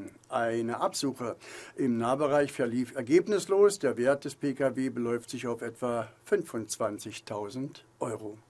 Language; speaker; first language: German; native; German